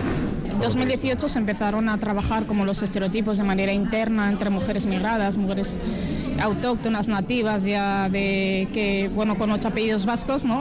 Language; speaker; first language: Spanish; early bilingual, other home language; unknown